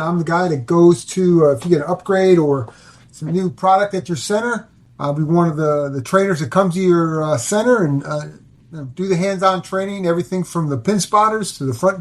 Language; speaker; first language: English; native; English